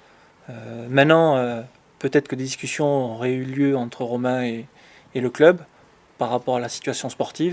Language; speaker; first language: French; native; French